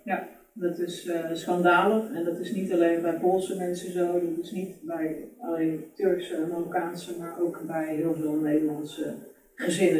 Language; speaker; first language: Dutch; native; Dutch